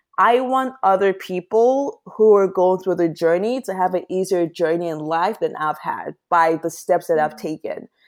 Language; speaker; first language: English; non-native, local second language; Yoruba